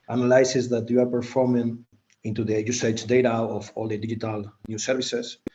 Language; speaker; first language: English; non-native, fluent; Spanish